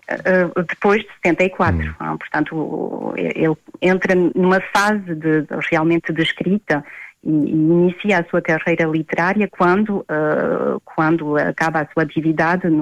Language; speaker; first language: Portuguese; native; Portuguese